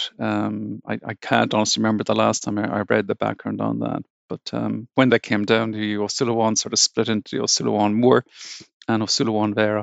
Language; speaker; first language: English; native; English